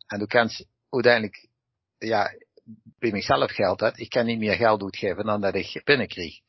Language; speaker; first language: Dutch; native; Dutch